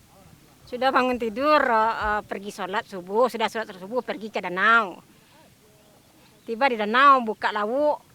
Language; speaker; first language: Indonesian; non-native, local second language; Minangkabau